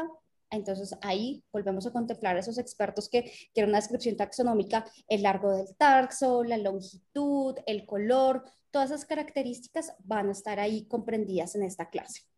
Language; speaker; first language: Spanish; native; Spanish